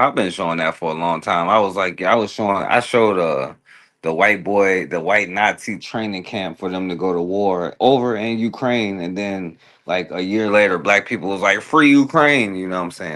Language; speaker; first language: English; native; English